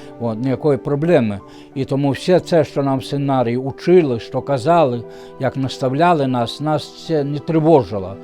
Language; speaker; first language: Ukrainian; non-native, fluent; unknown